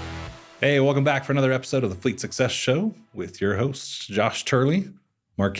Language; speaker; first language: English; native; English